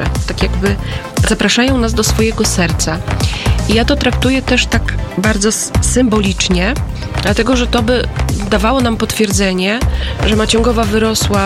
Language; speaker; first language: Polish; native; Polish